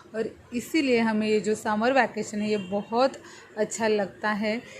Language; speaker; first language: Hindi; non-native, local second language; Marathi